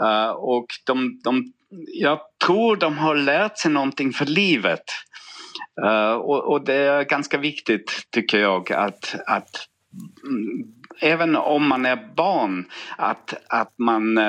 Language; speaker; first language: Swedish; non-native, fluent; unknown